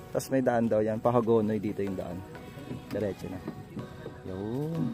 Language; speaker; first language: Filipino; native; Filipino